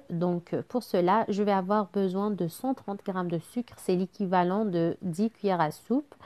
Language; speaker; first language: French; non-native, local second language; Arabic